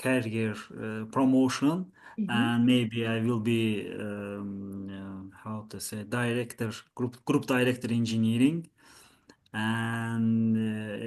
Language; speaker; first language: English; non-native, learner; Azerbaijani